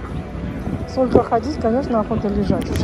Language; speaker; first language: Russian; native; Russian